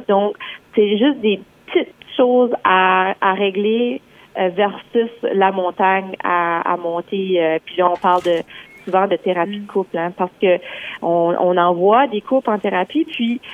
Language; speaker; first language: French; native; French